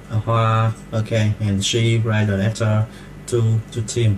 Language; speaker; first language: English; non-native, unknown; Vietnamese